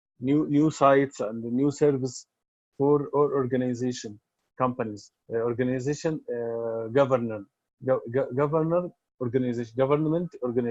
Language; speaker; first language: English; non-native, learner; Arabic